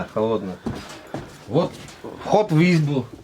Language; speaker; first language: Russian; native; Russian